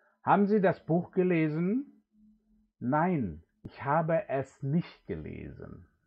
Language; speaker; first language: German; non-native, fluent; Indonesian